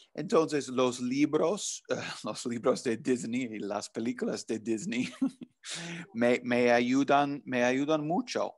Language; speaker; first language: Spanish; non-native, fluent; English